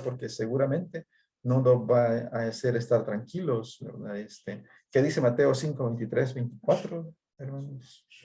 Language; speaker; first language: Spanish; native; Spanish